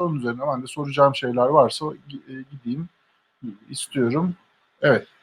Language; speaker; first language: Turkish; native; Turkish